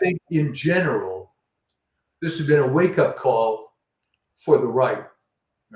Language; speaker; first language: English; native; English